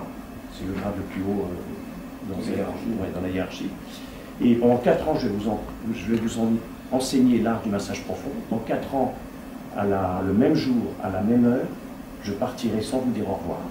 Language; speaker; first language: French; native; French